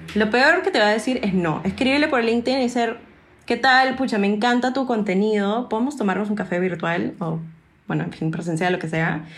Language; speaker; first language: Spanish; non-native, fluent; English